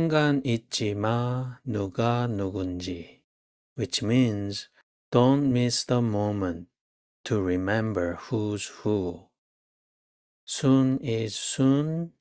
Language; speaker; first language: English; non-native, fluent; Korean